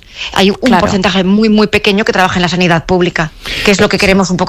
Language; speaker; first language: Spanish; native; Spanish